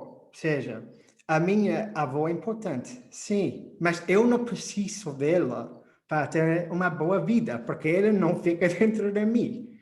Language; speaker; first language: Portuguese; non-native, fluent; English